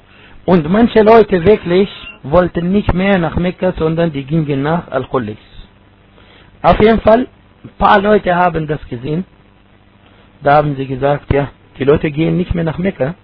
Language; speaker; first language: German; non-native, fluent; Arabic